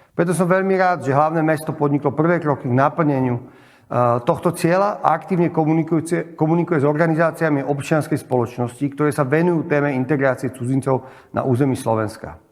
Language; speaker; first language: Slovak; native; Slovak